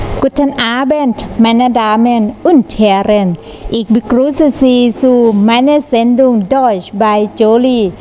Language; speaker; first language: German; non-native, learner; Thai